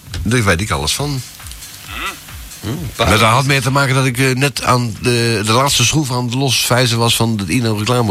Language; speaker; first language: Dutch; native; Dutch